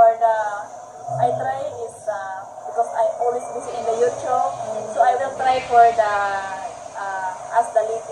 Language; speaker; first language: English; non-native, learner; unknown